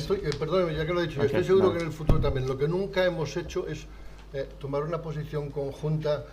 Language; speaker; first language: Spanish; native; Spanish